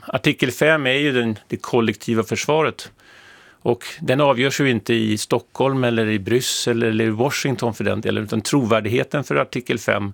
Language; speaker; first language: Swedish; native; Swedish